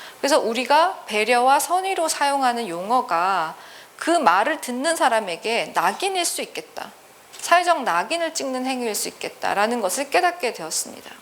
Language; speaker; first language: Korean; native; Korean